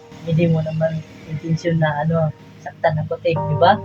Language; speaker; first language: Filipino; non-native, local second language; Cebuano